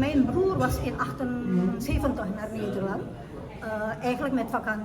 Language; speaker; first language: Dutch; early bilingual, heritage; Indonesian